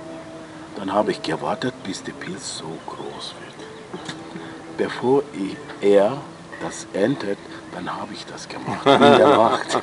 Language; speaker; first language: German; non-native, local second language; Turkish